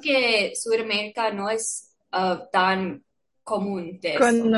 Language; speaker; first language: Spanish; non-native, learner; English